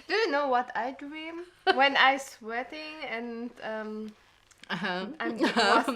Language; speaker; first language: English; non-native, learner; German